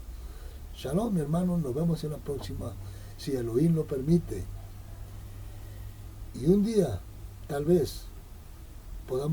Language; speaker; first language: Spanish; native; Spanish